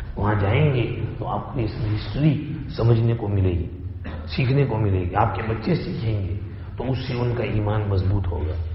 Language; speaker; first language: Urdu; non-native, local second language; Gujarati